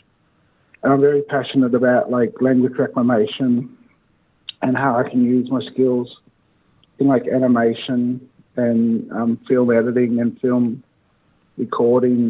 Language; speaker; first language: English; native; English